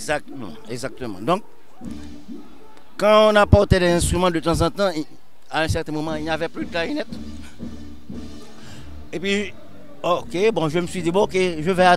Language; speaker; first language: French; non-native, local second language; Haitian Creole